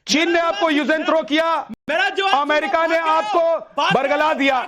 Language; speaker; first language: Hindi; native; Hindi